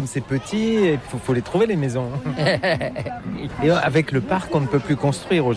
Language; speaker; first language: French; native; French